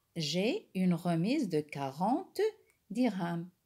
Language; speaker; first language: French; non-native, local second language; Arabic